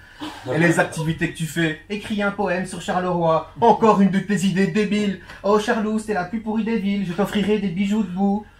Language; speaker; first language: French; early bilingual, other home language; Turkish